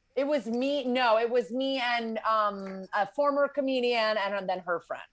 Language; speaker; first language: English; native; English